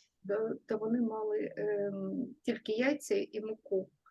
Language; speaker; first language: Ukrainian; native; Ukrainian